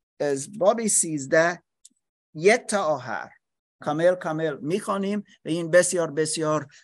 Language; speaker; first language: Persian; non-native, learner; English